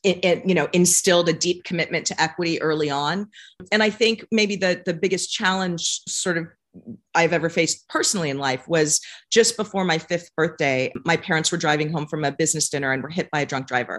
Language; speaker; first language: English; native; English